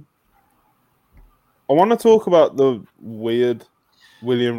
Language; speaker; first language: English; native; English